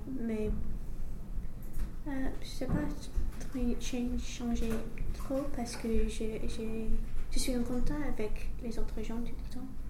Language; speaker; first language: French; non-native, learner; English